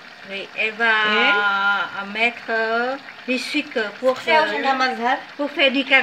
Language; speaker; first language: French; non-native, fluent; Vietnamese